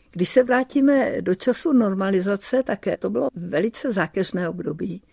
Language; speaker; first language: Czech; early bilingual, heritage; Czech